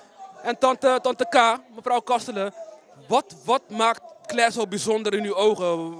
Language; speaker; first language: Dutch; native; Dutch